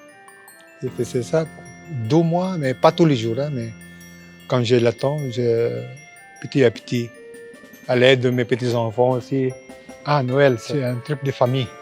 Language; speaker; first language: French; non-native, fluent; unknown